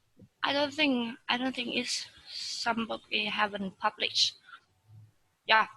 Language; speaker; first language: English; non-native, learner; Vietnamese